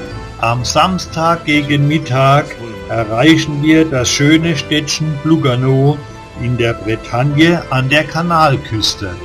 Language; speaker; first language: German; native; German